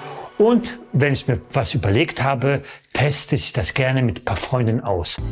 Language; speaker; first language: German; early bilingual, other home language; Polish